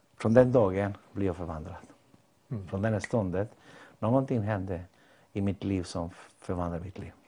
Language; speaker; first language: Swedish; non-native, fluent; Spanish